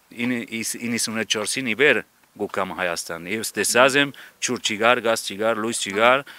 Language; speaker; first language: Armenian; early bilingual, heritage; Armenian